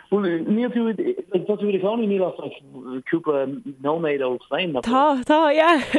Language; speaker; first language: Irish; non-native, local second language; English